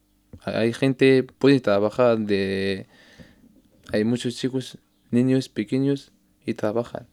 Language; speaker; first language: Spanish; non-native, learner; Arabic